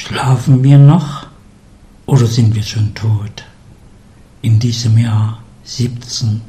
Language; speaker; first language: German; native; German